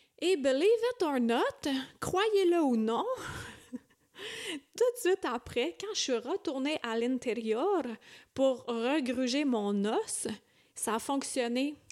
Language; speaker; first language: French; native; French